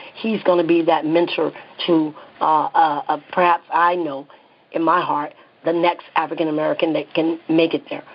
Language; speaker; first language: English; native; English